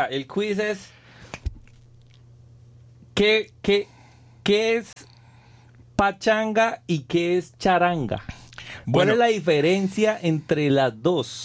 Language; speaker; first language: Spanish; native; Spanish